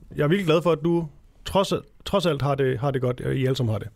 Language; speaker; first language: Danish; native; Danish